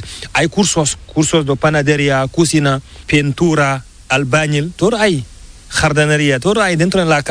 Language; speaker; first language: Spanish; non-native, learner; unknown